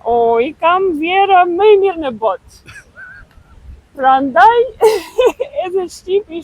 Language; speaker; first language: Albanian; non-native, learner; Russian